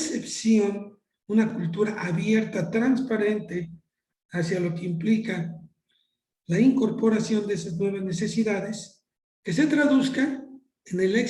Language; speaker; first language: Spanish; native; Spanish